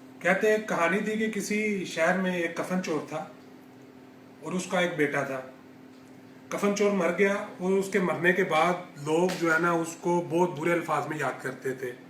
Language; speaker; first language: Urdu; non-native, local second language; Punjabi